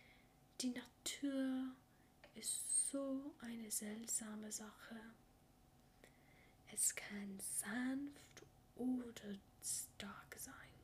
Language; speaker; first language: German; non-native, learner; English